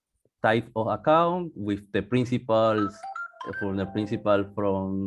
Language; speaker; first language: English; non-native, learner; Spanish